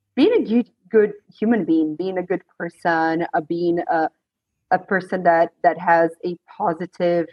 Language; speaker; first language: English; non-native, fluent; Portuguese